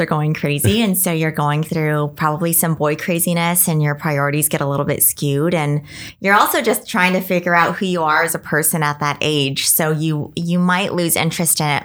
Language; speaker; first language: English; native; English